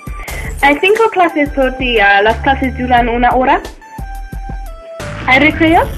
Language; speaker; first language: Spanish; non-native, learner; English